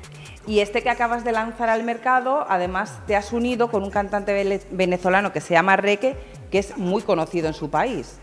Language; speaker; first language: Spanish; native; Spanish